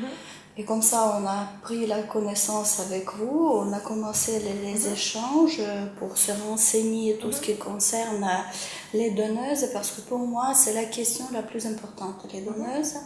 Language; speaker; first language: French; non-native, fluent; Ukrainian